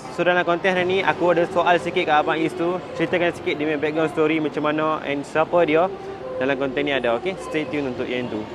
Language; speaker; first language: Malay; early bilingual, other home language; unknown